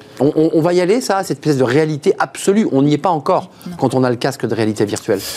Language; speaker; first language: French; native; French